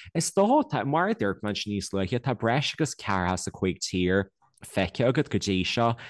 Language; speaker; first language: Irish; native; Irish